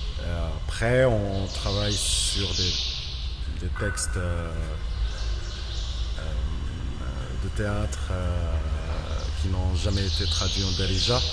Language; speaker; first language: French; non-native, local second language; Arabic